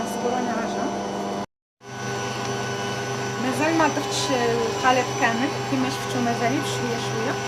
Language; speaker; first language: Arabic; native; Arabic